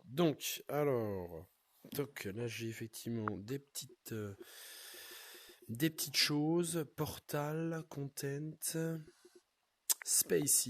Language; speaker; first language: French; native; French